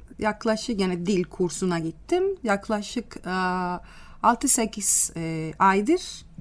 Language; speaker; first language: Turkish; non-native, fluent; Spanish